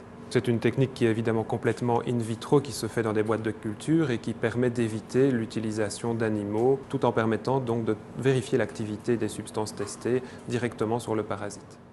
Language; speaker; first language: French; native; French